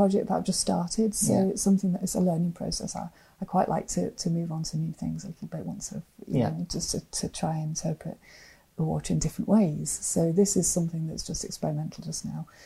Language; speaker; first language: English; native; English